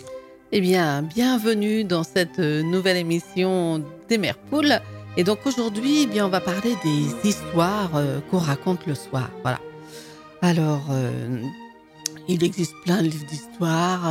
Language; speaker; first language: French; native; French